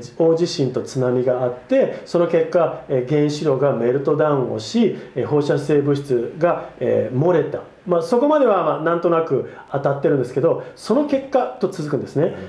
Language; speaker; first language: Japanese; non-native, fluent; English